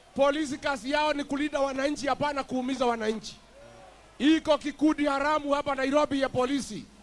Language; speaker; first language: Swahili; non-native, local second language; Kikuyu